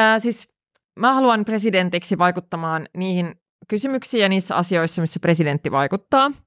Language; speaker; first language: Finnish; non-native, local second language; Swedish